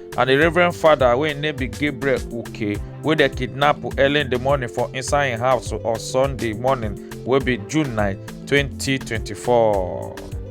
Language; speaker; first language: Nigerian Pidgin; native; Nigerian Pidgin